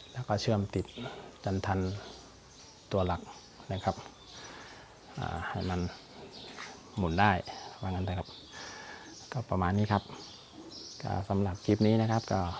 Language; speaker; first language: Thai; native; Thai